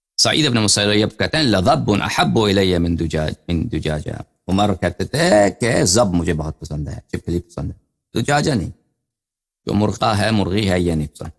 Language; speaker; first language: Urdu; non-native, fluent; Persian